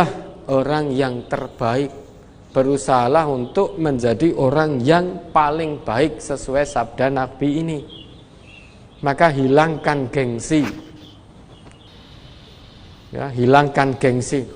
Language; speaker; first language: Indonesian; non-native, local second language; Javanese